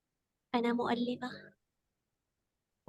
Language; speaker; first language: Arabic; non-native, learner; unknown